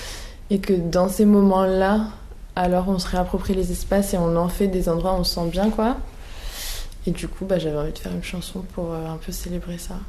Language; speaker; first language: French; native; French